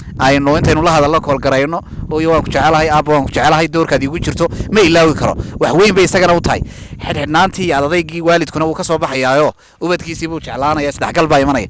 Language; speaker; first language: Somali; native; Somali